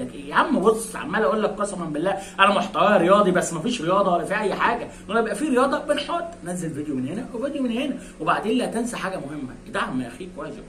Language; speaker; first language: Arabic; native; Arabic